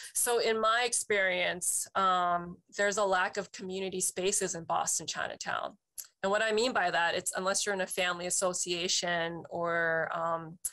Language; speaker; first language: English; native; English